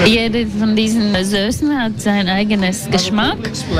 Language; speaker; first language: German; non-native, learner; Latvian